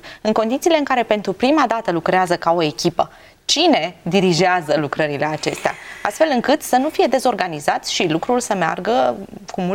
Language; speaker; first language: Romanian; native; Romanian